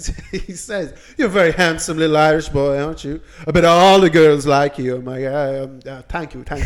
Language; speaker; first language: English; native; English